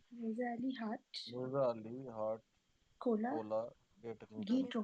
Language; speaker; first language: German; non-native, learner; Urdu